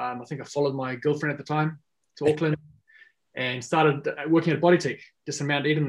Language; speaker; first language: English; non-native, local second language; Afrikaans